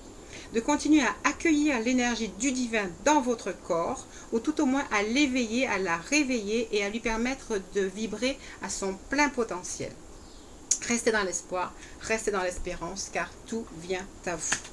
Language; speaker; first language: French; native; French